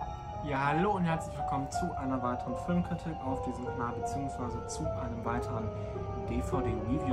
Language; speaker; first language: German; native; German